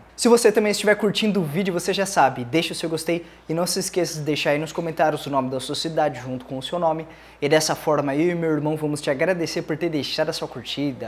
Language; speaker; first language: Portuguese; native; Portuguese